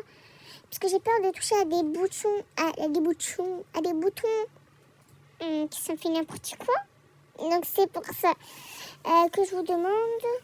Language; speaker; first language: French; native; French